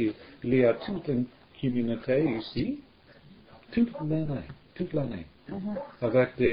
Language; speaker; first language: French; non-native, learner; English